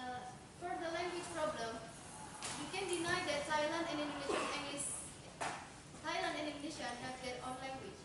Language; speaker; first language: English; non-native, fluent; Indonesian